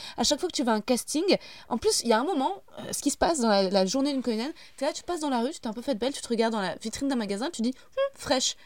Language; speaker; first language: French; native; French